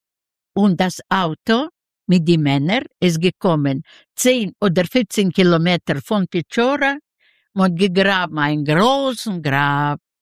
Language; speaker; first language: German; non-native, learner; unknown